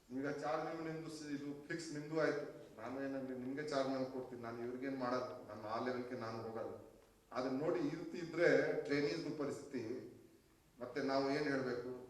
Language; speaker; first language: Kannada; non-native, fluent; Hindi